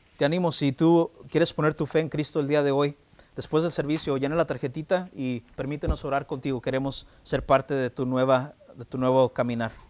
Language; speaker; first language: Spanish; early bilingual, heritage; Spanish